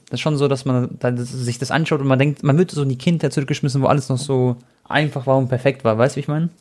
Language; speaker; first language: German; early bilingual, other home language; Croatian